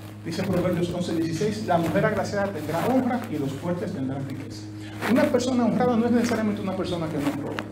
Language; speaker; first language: Spanish; native; Spanish